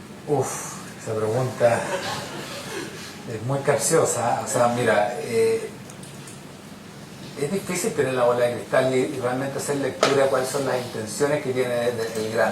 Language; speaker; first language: Spanish; native; Spanish